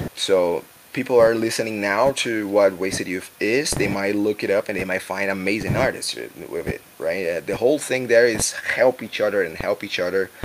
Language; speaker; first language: English; non-native, fluent; Portuguese